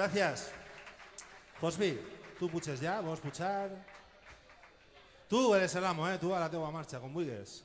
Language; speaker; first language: Spanish; native; Spanish